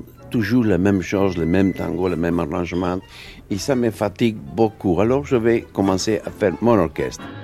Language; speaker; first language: French; non-native, fluent; Spanish